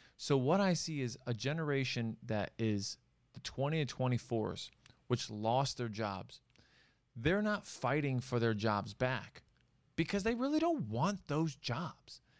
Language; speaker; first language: English; native; English